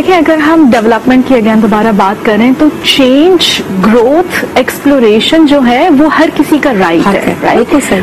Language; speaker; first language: Urdu; native; Urdu